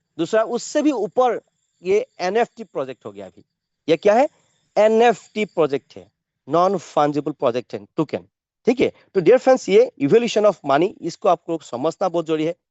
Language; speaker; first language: Hindi; non-native, local second language; Assamese